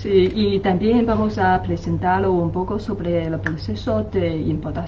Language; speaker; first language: Spanish; non-native, learner; Chinese